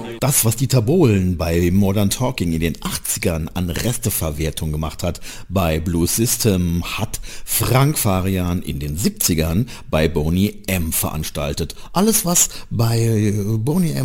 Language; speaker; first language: German; native; German